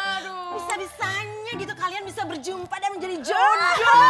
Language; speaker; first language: Indonesian; native; Indonesian